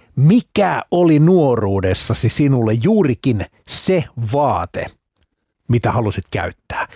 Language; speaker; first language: Finnish; native; Finnish